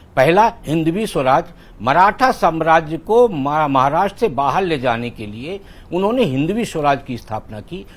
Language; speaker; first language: Hindi; native; Hindi